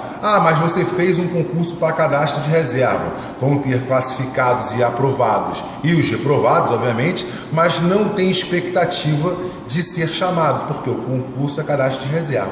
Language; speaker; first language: Portuguese; native; Portuguese